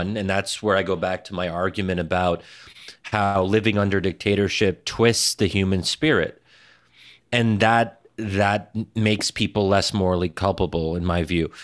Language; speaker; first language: English; early bilingual, other home language; Arabic